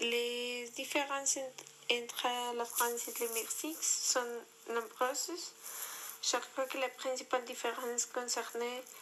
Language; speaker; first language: French; non-native, learner; Spanish